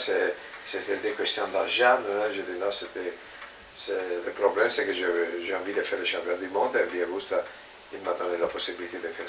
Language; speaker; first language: French; non-native, fluent; Italian